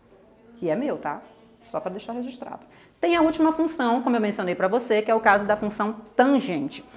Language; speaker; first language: Portuguese; native; Portuguese